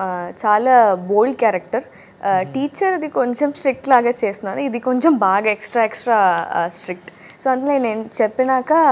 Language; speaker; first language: Telugu; non-native, learner; Tamil